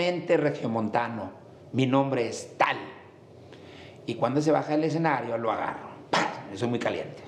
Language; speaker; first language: Spanish; native; Spanish